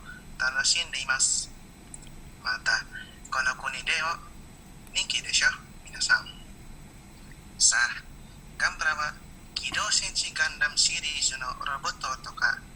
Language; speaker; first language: Japanese; non-native, learner; Indonesian